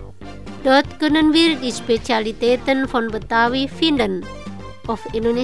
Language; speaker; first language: German; non-native, fluent; Indonesian